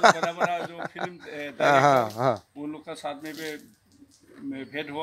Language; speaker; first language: Hindi; non-native, local second language; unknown